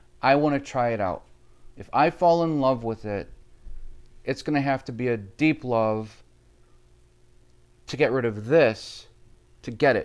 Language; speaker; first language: English; native; English